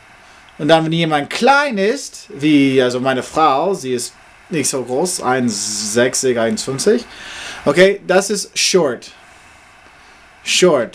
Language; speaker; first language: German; non-native, learner; English